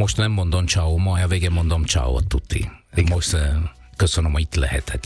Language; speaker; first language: Hungarian; non-native, learner; Italian